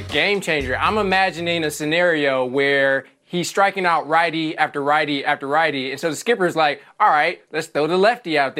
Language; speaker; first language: English; native; English